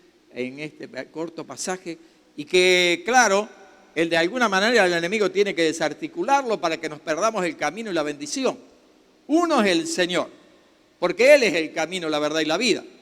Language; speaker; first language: Spanish; native; Spanish